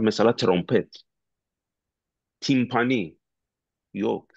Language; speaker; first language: Turkish; non-native, learner; Persian